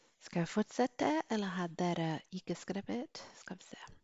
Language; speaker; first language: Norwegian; non-native, fluent; Spanish